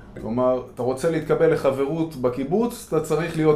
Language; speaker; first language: Hebrew; native; Hebrew